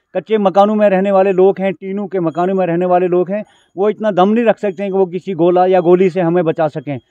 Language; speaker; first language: Hindi; non-native, local second language; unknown